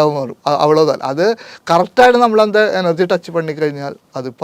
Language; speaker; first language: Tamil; non-native, local second language; Malayalam